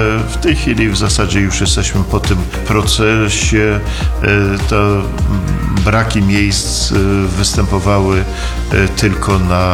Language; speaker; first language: Polish; native; Polish